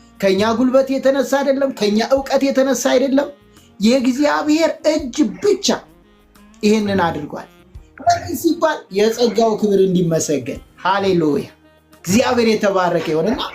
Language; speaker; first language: Amharic; native; Amharic